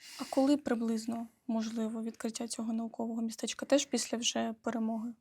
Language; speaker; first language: Ukrainian; native; Ukrainian